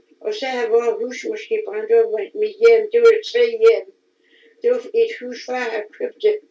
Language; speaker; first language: Danish; native; Danish